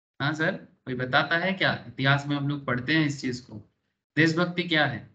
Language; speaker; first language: Hindi; non-native, local second language; Bangla